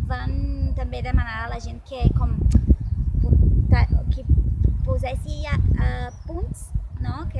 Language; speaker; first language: Catalan; non-native, fluent; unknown